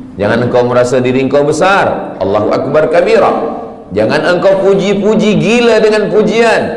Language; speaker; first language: Malay; native; Malay